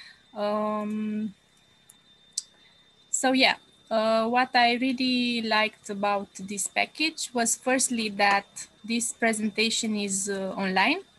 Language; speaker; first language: English; non-native, fluent; Romanian